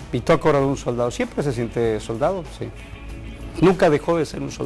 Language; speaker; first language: Spanish; native; Spanish